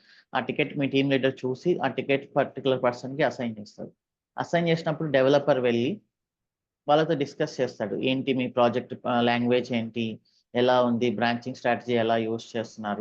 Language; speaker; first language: Telugu; native; Telugu